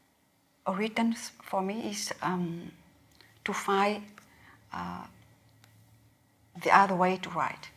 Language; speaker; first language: English; non-native, learner; Vietnamese